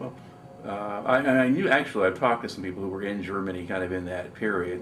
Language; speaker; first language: English; native; English